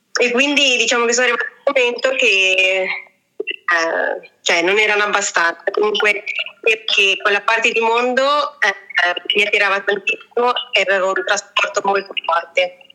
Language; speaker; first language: Italian; native; Italian